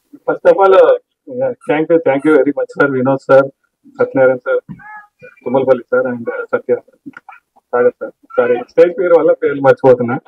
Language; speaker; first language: Telugu; native; Telugu